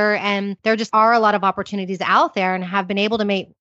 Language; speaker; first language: English; native; English